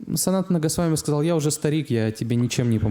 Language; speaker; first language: Russian; native; Russian